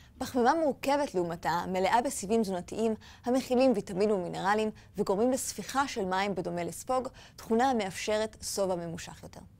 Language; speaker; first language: Hebrew; native; Hebrew